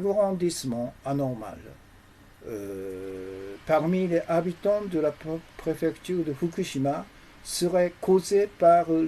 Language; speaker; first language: French; non-native, learner; Japanese